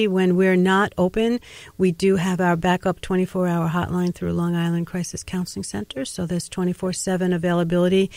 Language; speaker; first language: English; native; English